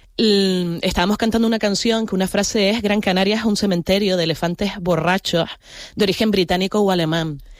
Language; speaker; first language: Spanish; native; Spanish